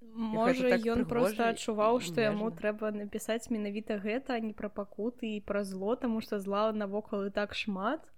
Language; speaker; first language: Belarusian; non-native, local second language; Russian